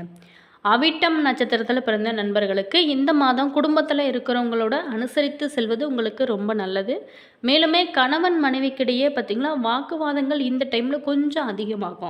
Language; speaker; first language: Tamil; native; Tamil